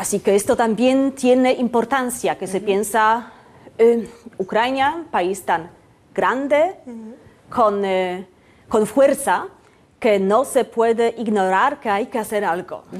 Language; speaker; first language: Spanish; non-native, fluent; Polish